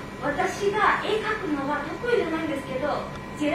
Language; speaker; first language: Japanese; non-native, fluent; Bangla